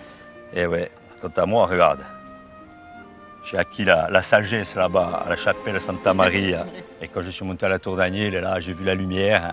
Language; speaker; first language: French; native; French